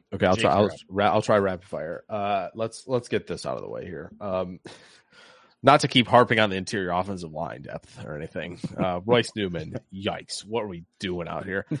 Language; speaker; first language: English; native; English